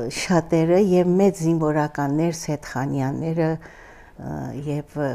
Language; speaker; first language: Armenian; early bilingual, heritage; Armenian